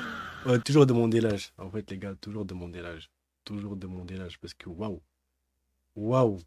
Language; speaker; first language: French; native; French